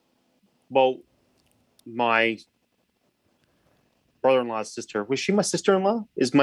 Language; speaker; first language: English; native; English